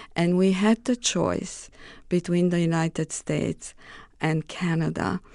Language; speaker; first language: English; non-native, fluent; Romanian